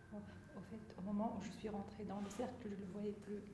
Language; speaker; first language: French; non-native, local second language; Arabic